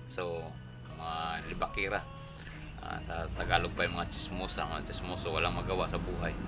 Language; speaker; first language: Filipino; non-native, local second language; Cebuano